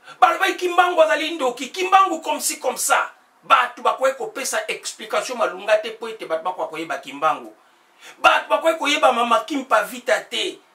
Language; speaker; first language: Lingala; non-native, local second language; Kongo